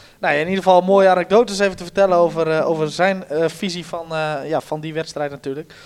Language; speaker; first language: Dutch; native; Dutch